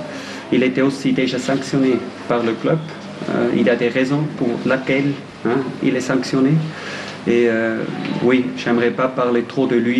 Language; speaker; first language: French; non-native, fluent; German